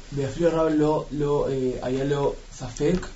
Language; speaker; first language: Hebrew; non-native, learner; Spanish